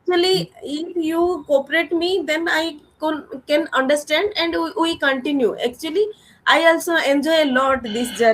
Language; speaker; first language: English; non-native, learner; Odia